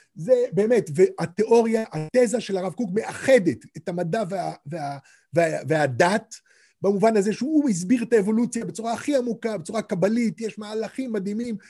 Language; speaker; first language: Hebrew; native; Hebrew